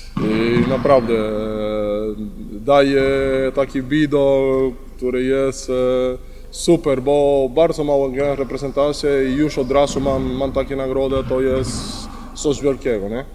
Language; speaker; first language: Polish; non-native, learner; Spanish